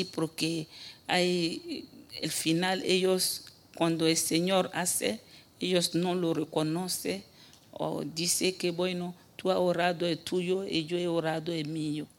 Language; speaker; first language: Spanish; non-native, fluent; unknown